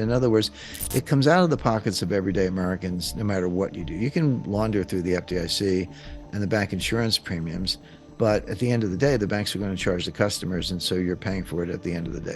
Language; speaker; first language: English; native; English